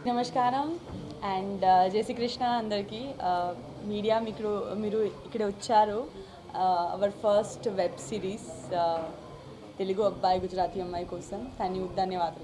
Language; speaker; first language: Telugu; non-native, learner; Gujarati